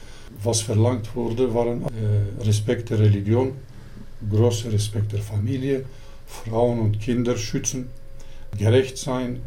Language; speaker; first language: German; early bilingual, other home language; Turkish